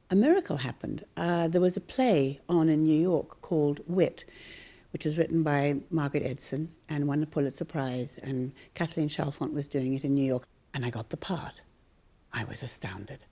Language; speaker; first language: English; native; English